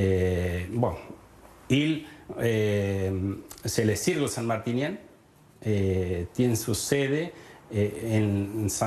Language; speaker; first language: French; non-native, learner; Spanish